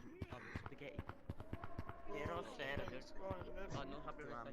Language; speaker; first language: Spanish; non-native, learner; English